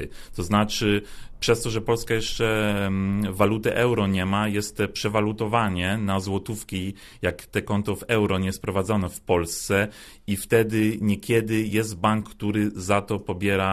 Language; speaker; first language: Polish; early bilingual, other home language; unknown